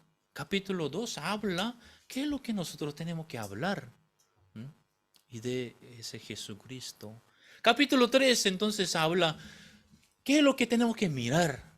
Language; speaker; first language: Spanish; non-native, fluent; Korean